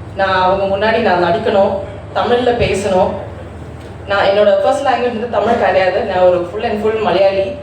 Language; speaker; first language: Tamil; non-native, learner; Malayalam